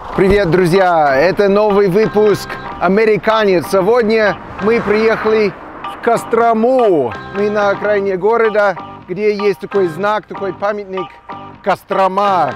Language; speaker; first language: Russian; non-native, fluent; English